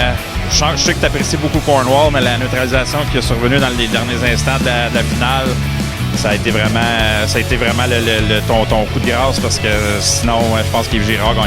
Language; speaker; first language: French; native; French